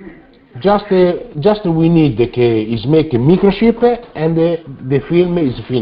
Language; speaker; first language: English; non-native, learner; Italian